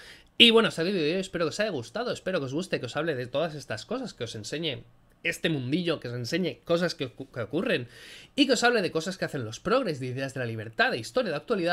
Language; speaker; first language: Spanish; native; Spanish